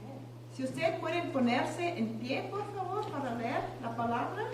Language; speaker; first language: Spanish; non-native, learner; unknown